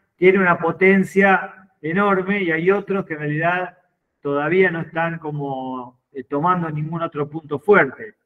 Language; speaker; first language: Spanish; native; Spanish